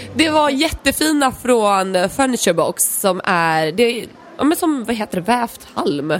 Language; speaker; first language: Swedish; early bilingual, other home language; Polish